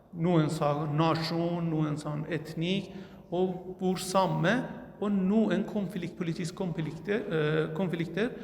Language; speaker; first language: Norwegian; non-native, learner; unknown